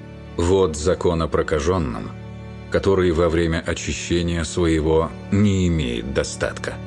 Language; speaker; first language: Russian; native; Russian